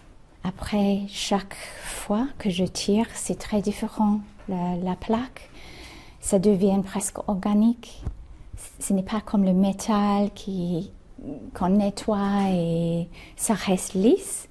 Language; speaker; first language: French; non-native, fluent; English